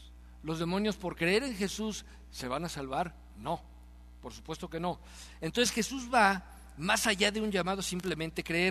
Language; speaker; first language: Spanish; native; Spanish